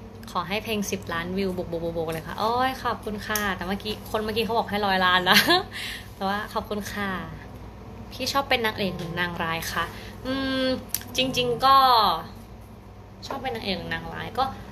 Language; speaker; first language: Thai; native; Thai